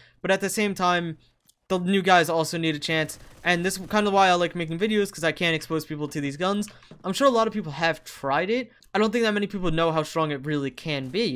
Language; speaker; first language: English; native; English